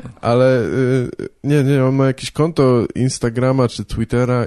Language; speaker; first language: Polish; native; Polish